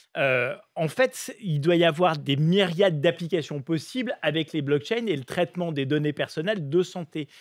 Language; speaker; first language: French; native; French